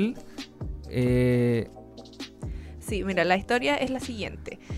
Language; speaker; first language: Spanish; native; Spanish